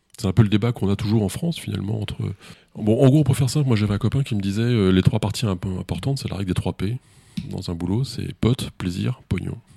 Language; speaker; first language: French; native; French